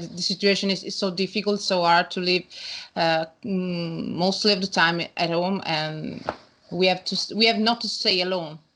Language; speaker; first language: English; non-native, learner; Italian